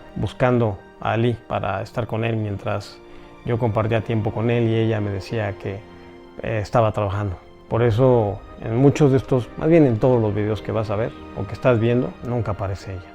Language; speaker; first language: Spanish; native; Spanish